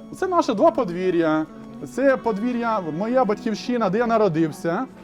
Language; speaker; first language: Ukrainian; native; Ukrainian